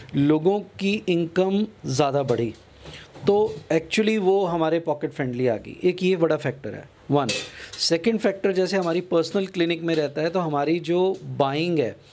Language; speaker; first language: Hindi; non-native, local second language; Punjabi